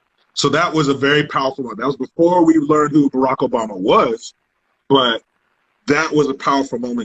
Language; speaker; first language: English; native; English